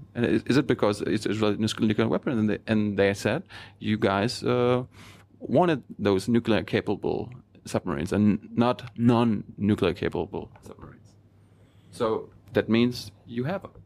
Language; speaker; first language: English; non-native, fluent; German